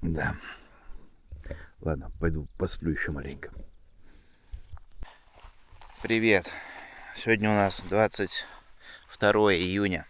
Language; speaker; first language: Russian; native; Russian